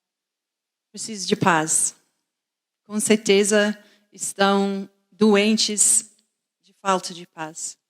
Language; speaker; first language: Portuguese; non-native, fluent; English